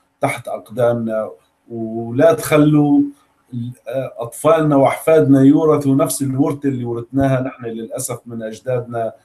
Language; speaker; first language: Arabic; native; Arabic